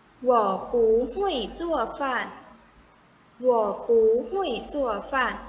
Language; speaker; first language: Chinese; non-native, fluent; Thai